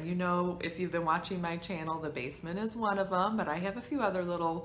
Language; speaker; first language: English; native; English